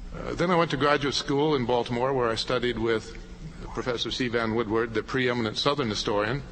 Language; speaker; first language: English; native; English